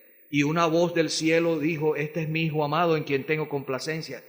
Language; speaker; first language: Spanish; native; Spanish